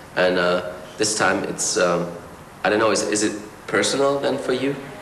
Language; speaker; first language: English; non-native, fluent; German